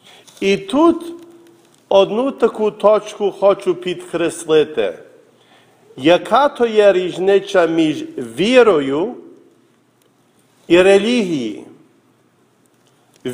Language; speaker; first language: Ukrainian; early bilingual, heritage; Ukrainian